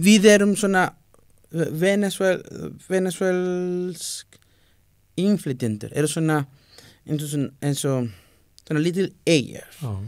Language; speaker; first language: Icelandic; non-native, fluent; Spanish